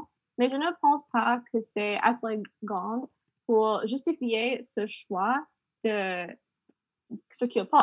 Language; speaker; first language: French; non-native, learner; English